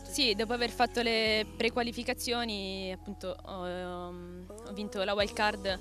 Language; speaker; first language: Italian; native; Italian